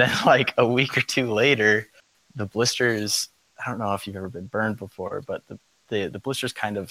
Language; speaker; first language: English; native; English